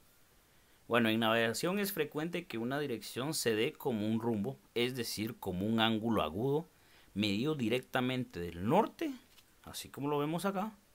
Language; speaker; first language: Spanish; native; Spanish